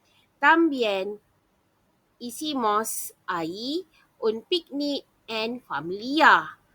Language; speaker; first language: Spanish; non-native, learner; Malay